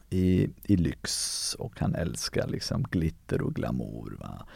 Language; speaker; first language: Swedish; early bilingual, other home language; Armenian